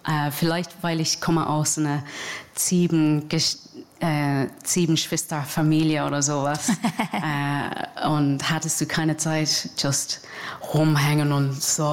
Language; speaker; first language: German; non-native, learner; English